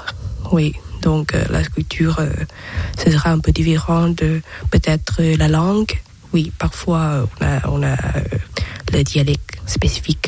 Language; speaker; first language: French; non-native, fluent; Thai